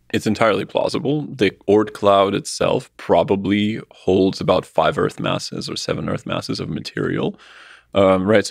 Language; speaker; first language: English; early bilingual, other home language; Russian